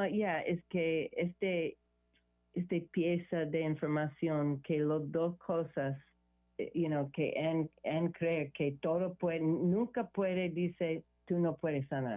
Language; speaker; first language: Spanish; non-native, learner; English